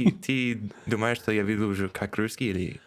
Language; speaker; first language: Russian; non-native, learner; English